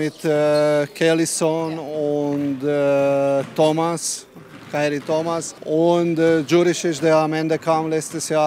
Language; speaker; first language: German; non-native, fluent; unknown